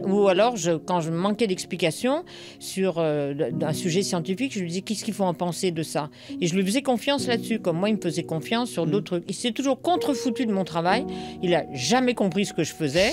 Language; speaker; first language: French; native; French